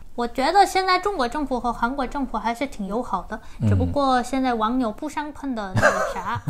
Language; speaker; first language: Chinese; non-native, fluent; Korean